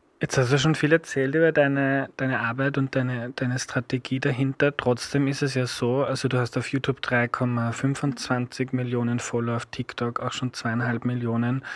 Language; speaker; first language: German; native; German